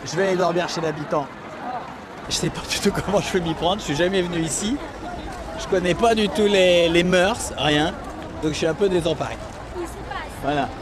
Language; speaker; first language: French; native; French